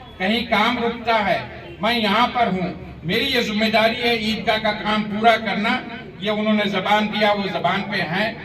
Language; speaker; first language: Urdu; native; Urdu